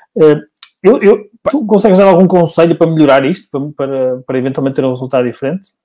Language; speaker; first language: Portuguese; native; Portuguese